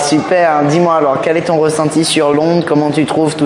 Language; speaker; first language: French; native; French